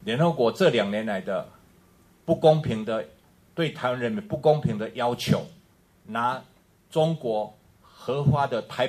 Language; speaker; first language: Chinese; native; Chinese